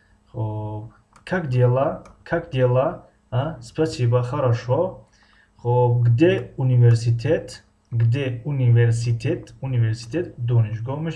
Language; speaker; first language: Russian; non-native, fluent; Tajik